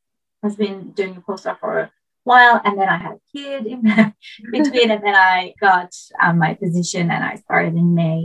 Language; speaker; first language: English; non-native, fluent; Persian